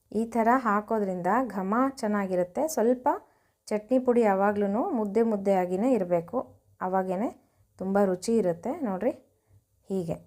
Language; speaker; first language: Kannada; native; Kannada